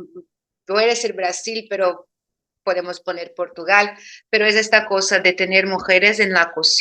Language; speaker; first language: Spanish; non-native, fluent; Portuguese